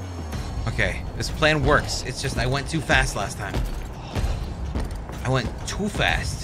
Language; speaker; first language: English; native; English